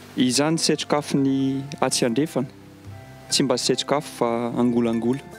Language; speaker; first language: Malagasy; non-native, fluent; French